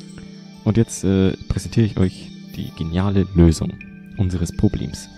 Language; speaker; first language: German; native; German